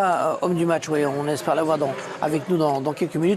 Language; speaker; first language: French; native; French